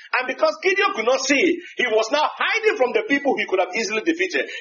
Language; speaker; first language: English; non-native, local second language; Yoruba